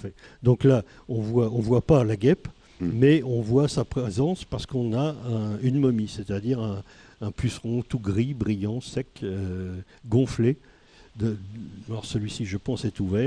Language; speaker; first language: French; native; French